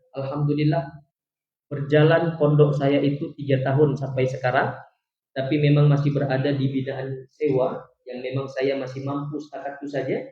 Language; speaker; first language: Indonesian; native; Indonesian